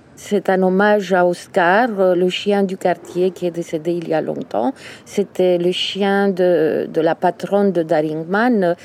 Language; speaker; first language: French; early bilingual, other home language; Romanian